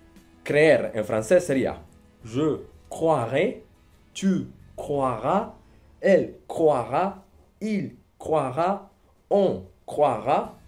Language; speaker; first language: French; non-native, fluent; Spanish